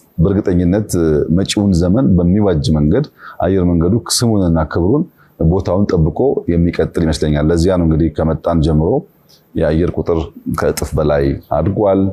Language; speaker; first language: Amharic; non-native, local second language; Oromo